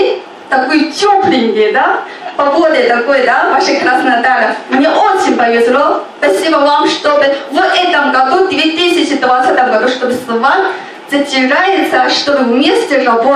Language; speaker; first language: Russian; non-native, learner; Chinese